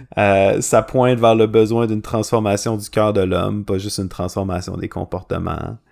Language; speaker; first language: French; native; French